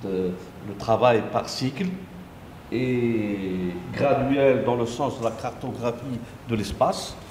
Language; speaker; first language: French; non-native, local second language; Arabic